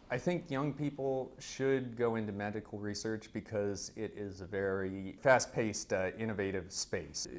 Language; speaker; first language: English; native; English